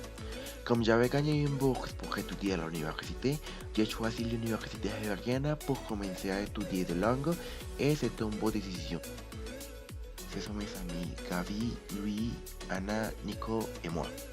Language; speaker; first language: French; non-native, learner; Spanish